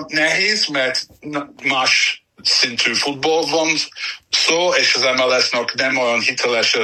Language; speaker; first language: Hungarian; non-native, fluent; English